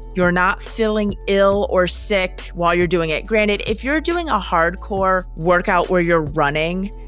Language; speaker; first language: English; native; English